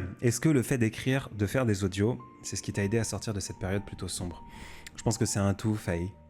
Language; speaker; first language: French; native; French